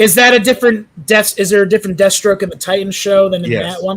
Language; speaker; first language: English; native; English